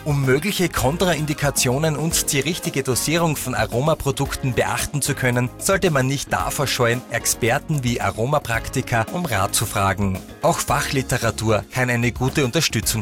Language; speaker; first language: German; native; German